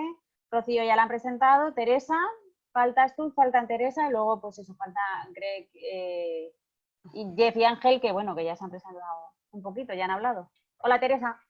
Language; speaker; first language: Spanish; native; Spanish